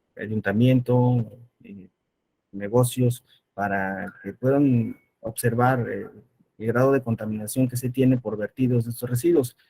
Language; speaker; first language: Spanish; native; Spanish